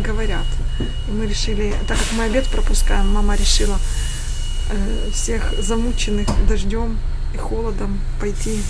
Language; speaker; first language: Russian; native; Russian